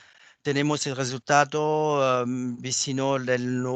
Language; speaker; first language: Spanish; non-native, fluent; French